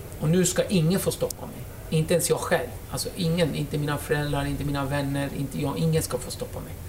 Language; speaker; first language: Swedish; early bilingual, other home language; Kurdish